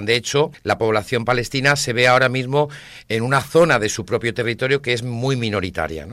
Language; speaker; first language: Spanish; native; Spanish